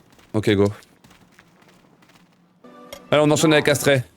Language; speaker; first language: French; native; French